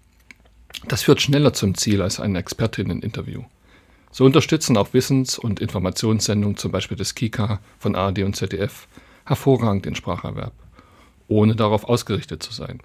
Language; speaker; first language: German; native; German